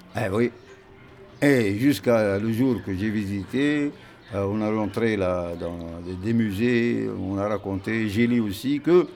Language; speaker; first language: French; non-native, local second language; Arabic